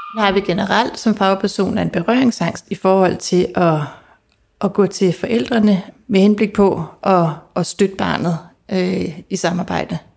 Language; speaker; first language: Danish; native; Danish